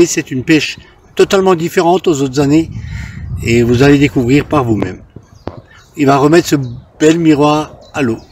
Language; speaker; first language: French; native; French